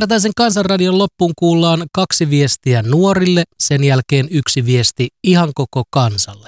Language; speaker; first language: Finnish; native; Finnish